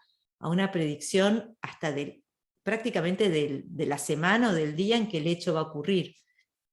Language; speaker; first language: Spanish; native; Spanish